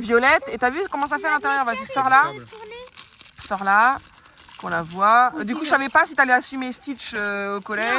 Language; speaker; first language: French; native; French